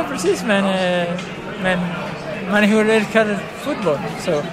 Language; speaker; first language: Swedish; non-native, learner; Spanish